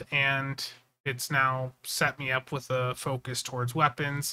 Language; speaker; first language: English; native; English